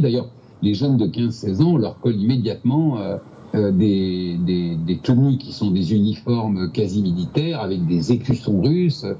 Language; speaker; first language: French; native; French